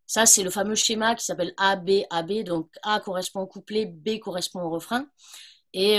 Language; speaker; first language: French; native; French